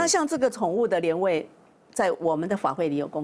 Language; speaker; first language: Chinese; native; Chinese